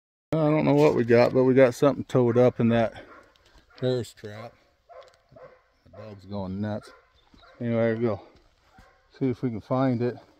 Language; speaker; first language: English; native; English